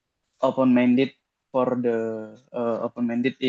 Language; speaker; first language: English; non-native, learner; Indonesian